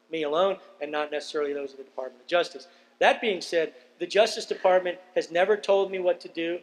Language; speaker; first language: English; native; English